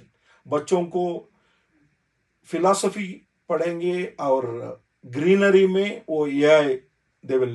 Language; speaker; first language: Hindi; non-native, learner; Telugu